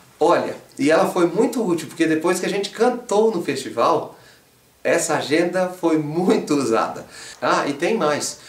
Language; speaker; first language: Portuguese; native; Portuguese